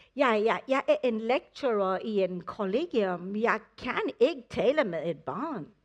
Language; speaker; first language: Danish; non-native, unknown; English